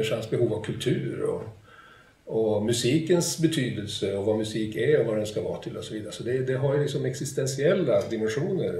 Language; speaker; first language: Swedish; native; Swedish